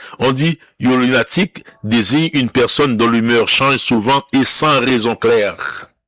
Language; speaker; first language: French; non-native, local second language; Haitian Creole